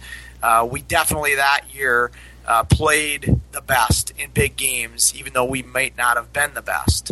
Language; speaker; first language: English; native; English